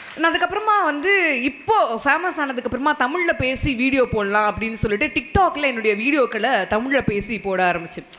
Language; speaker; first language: Tamil; non-native, local second language; Telugu